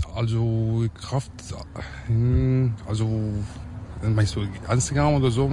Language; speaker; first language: German; non-native, learner; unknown